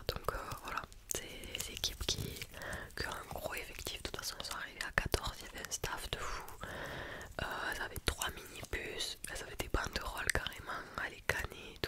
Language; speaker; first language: French; native; French